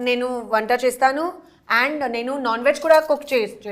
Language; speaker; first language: Telugu; non-native, learner; Hindi